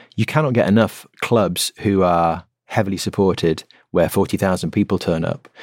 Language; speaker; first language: English; native; English